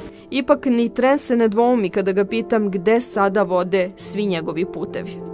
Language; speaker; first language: Serbian; native; Serbian